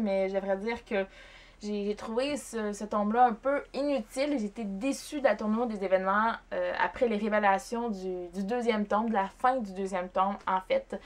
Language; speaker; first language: French; native; French